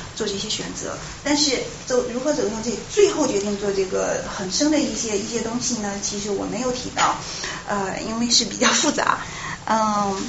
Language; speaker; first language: Chinese; native; Chinese